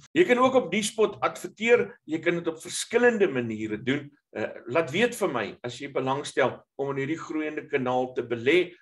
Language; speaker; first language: Afrikaans; native; Afrikaans